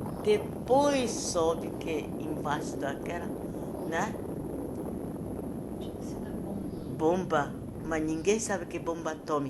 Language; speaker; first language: Portuguese; non-native, learner; Japanese